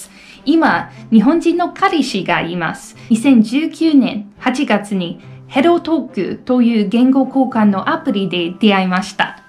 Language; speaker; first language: Japanese; non-native, fluent; English